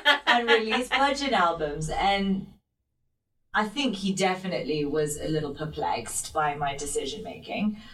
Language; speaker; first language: English; native; English